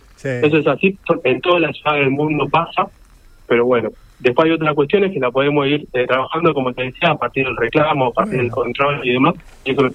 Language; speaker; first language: Spanish; native; Spanish